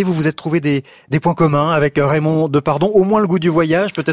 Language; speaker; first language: French; native; French